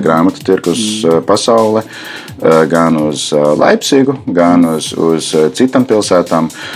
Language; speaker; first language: Latvian; non-native, fluent; English